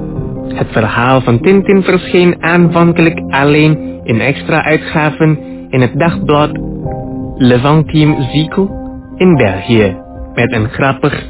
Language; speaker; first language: Dutch; non-native, fluent; Indonesian